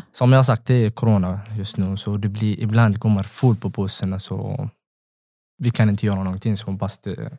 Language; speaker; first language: Swedish; non-native, learner; Tigrinya